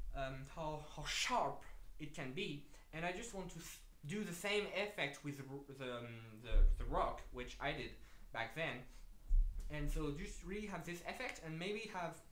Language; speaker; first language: English; non-native, fluent; French